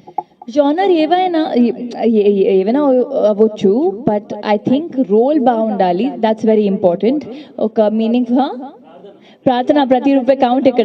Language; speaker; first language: Telugu; non-native, fluent; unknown